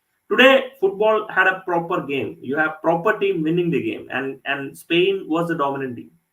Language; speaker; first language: English; non-native, local second language; Malayalam